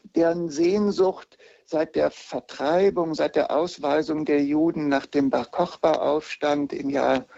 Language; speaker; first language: German; native; German